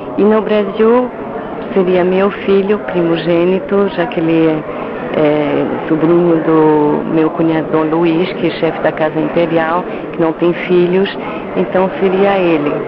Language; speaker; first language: Portuguese; non-native, fluent; French